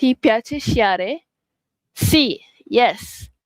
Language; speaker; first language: Italian; non-native, fluent; Malay